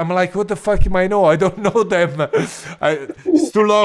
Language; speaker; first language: English; non-native, fluent; Italian